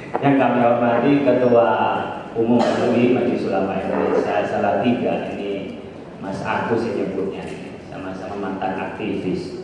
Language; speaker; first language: Indonesian; non-native, local second language; Madurese